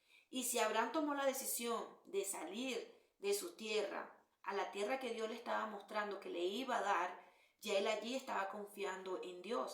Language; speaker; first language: Spanish; native; Spanish